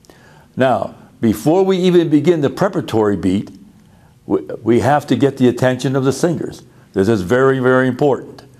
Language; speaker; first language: English; native; English